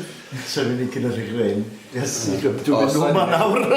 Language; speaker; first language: Welsh; native; Welsh